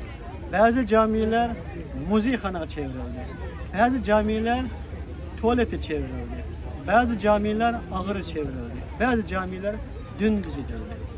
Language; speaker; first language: Turkish; non-native, fluent; Uyghur